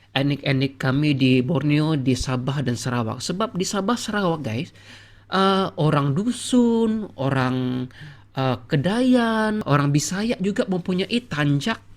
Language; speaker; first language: Malay; native; Malay